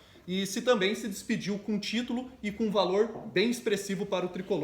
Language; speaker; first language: Portuguese; native; Portuguese